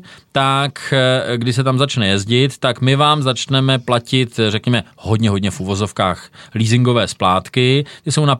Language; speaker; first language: Czech; native; Czech